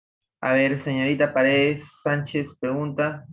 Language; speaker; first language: Spanish; native; Spanish